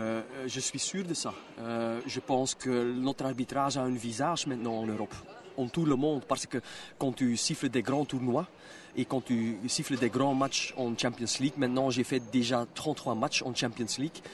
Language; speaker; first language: French; non-native, local second language; Dutch